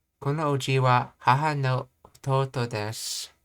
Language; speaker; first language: Japanese; non-native, learner; English